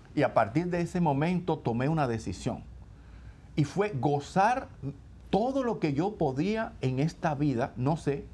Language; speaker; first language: Spanish; native; Spanish